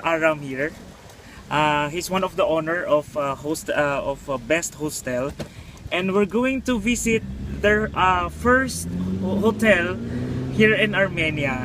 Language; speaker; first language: English; non-native, local second language; Filipino